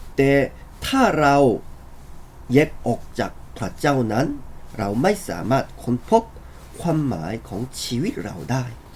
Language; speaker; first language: Thai; non-native, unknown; Korean